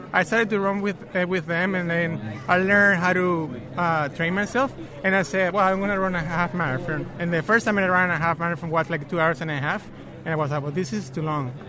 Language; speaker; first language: English; non-native, fluent; Spanish